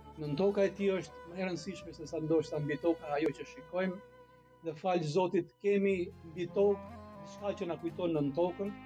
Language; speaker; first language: Albanian; native; Albanian